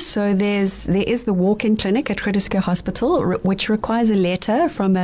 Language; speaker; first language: English; native; English